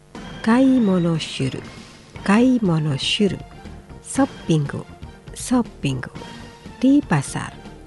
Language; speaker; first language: Japanese; non-native, fluent; Indonesian